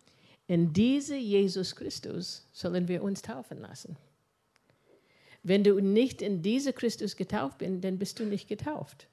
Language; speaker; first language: German; non-native, fluent; English